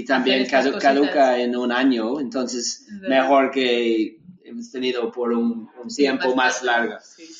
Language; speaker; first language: Spanish; non-native, learner; English